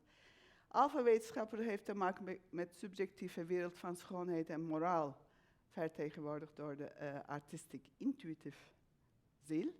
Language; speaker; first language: Dutch; non-native, fluent; Turkish